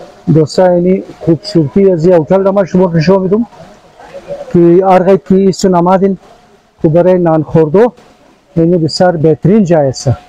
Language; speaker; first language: Persian; early bilingual, heritage; Persian